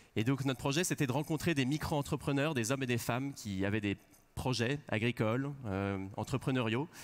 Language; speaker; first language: French; native; French